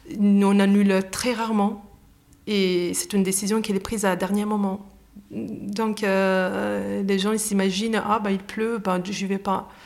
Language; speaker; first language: French; non-native, fluent; Italian